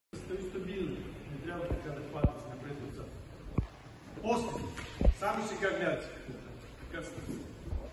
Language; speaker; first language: Bulgarian; non-native, learner; Russian